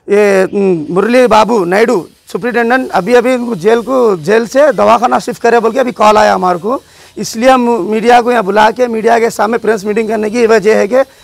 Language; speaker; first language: Hindi; non-native, local second language; Urdu